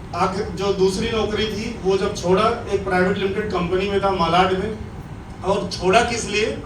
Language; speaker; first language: Hindi; native; Hindi